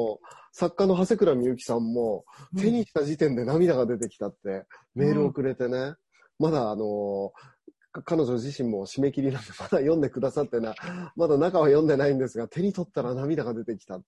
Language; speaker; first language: Japanese; native; Japanese